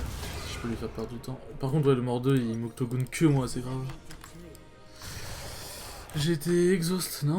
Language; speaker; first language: French; native; French